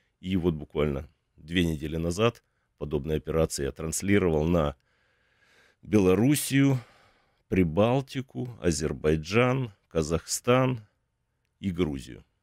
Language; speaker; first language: Russian; native; Russian